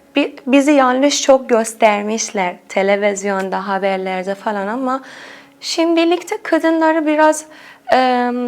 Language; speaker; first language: Turkish; non-native, fluent; Persian